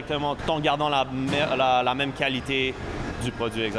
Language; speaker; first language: French; native; French